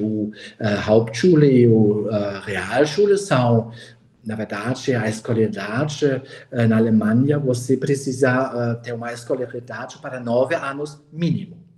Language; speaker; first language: Portuguese; non-native, fluent; German